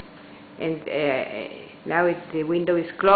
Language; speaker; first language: English; non-native, learner; Spanish